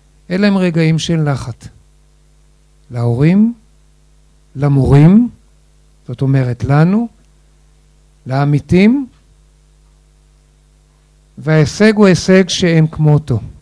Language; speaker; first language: Hebrew; native; Hebrew